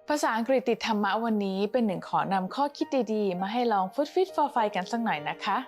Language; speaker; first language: Thai; native; Thai